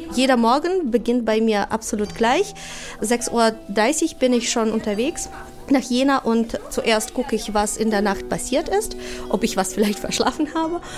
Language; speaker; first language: German; non-native, fluent; Ukrainian